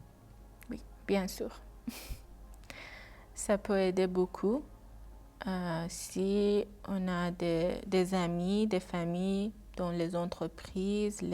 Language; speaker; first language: French; non-native, learner; Persian